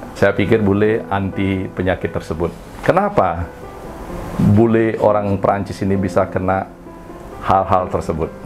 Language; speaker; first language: Indonesian; native; Indonesian